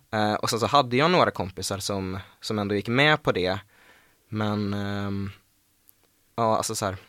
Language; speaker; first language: Swedish; native; Swedish